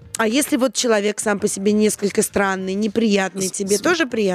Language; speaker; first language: Russian; native; Russian